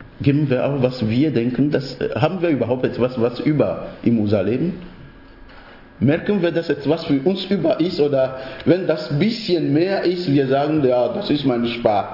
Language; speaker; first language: German; non-native, fluent; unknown